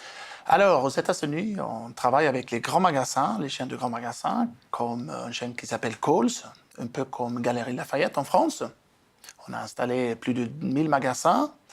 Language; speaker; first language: French; non-native, fluent; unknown